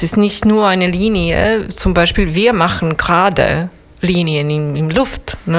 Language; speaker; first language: German; non-native, fluent; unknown